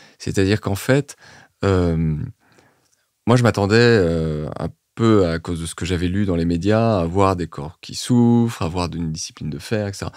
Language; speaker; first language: French; native; French